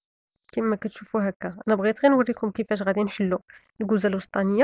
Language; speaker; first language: Arabic; native; Arabic